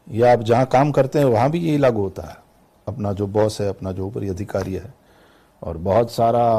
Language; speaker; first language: Hindi; non-native, local second language; Gujarati